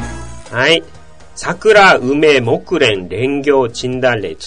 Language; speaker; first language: Korean; non-native, fluent; Japanese